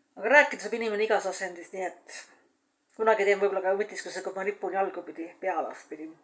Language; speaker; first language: Estonian; native; Estonian